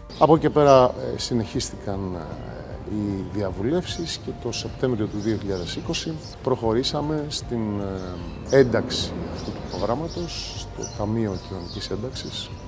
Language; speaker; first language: Greek; native; Greek